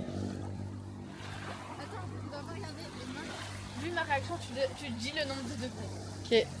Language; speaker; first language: French; native; French